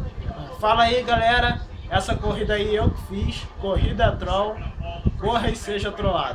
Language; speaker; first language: Portuguese; native; Portuguese